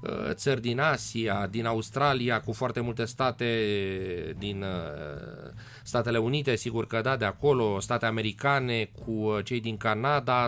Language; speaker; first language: Romanian; native; Romanian